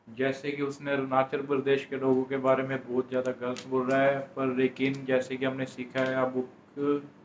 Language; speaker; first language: Hindi; non-native, local second language; Punjabi